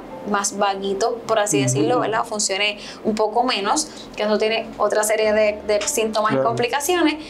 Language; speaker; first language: Spanish; native; Spanish